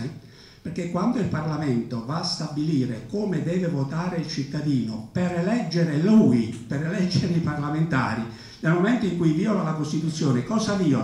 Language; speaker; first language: Italian; native; Italian